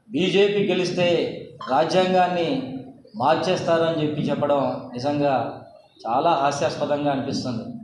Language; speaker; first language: Telugu; non-native, local second language; Lambadi